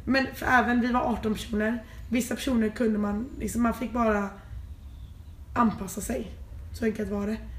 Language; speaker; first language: Swedish; native; Swedish